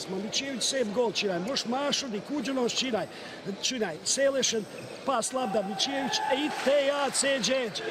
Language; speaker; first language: Hungarian; non-native, learner; Russian